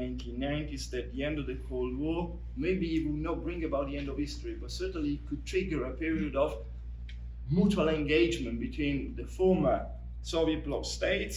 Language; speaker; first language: English; non-native, fluent; Italian